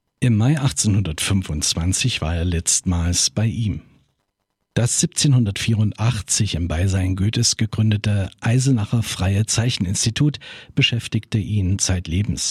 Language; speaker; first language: German; native; German